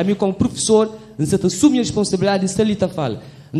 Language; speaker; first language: Portuguese; non-native, local second language; Kabuverdianu